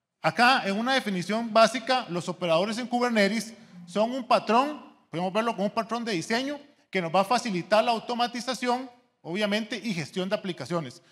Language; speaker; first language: Spanish; native; Spanish